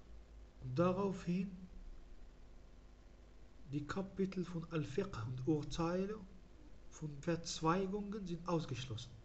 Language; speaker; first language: German; non-native, fluent; Arabic